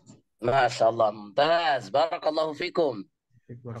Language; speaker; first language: Arabic; non-native, fluent; Indonesian